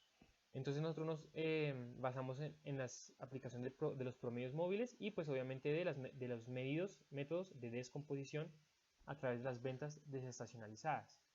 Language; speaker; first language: Spanish; native; Spanish